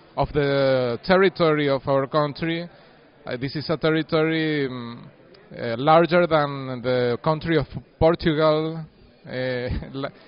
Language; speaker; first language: English; non-native, fluent; Spanish